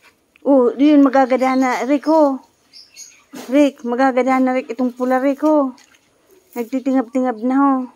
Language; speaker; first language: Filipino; non-native, local second language; Bikol